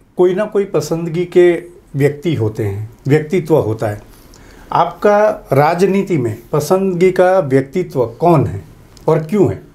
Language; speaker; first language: Hindi; native; Hindi